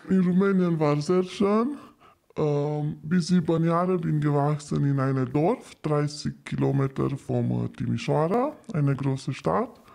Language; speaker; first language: German; non-native, learner; Romanian